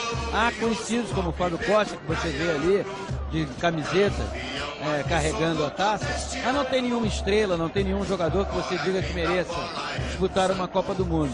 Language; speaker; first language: Portuguese; native; Portuguese